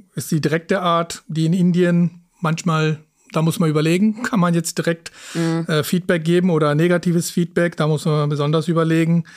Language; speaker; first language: German; early bilingual, other home language; Punjabi